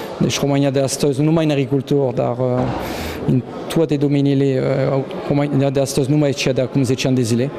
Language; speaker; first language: Romanian; non-native, fluent; French